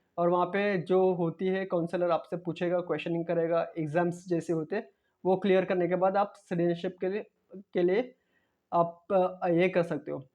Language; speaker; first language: Hindi; non-native, local second language; Marathi